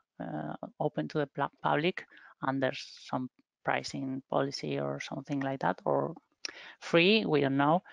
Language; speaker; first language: English; non-native, fluent; Spanish